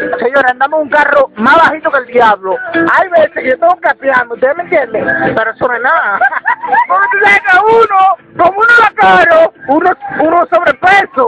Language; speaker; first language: Spanish; native; Spanish